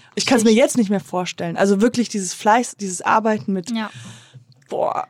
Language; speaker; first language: German; non-native, fluent; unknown